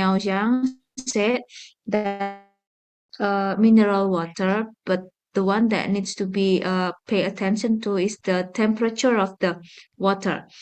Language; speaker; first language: English; non-native, fluent; Indonesian